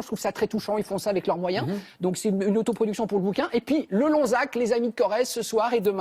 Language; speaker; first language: French; native; French